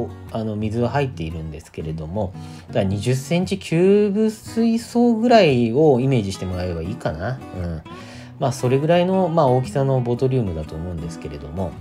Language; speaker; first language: Japanese; native; Japanese